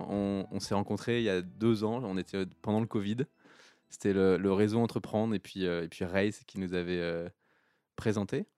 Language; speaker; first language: French; native; French